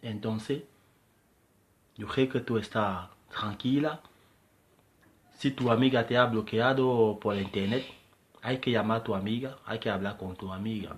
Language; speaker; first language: Spanish; non-native, learner; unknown